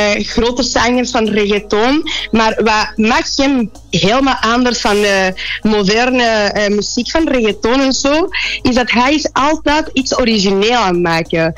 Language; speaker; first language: Dutch; non-native, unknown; Spanish